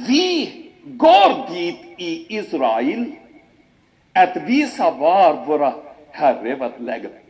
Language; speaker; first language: Swedish; non-native, fluent; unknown